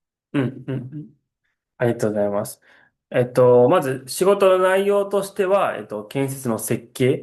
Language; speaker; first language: Japanese; native; Japanese